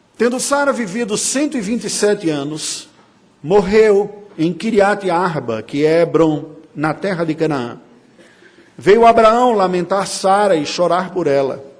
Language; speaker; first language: Portuguese; native; Portuguese